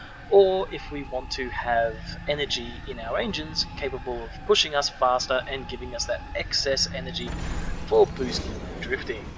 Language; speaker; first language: English; native; English